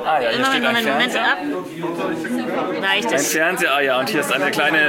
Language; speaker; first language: German; native; German